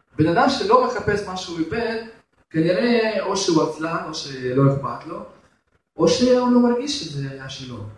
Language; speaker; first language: Hebrew; non-native, fluent; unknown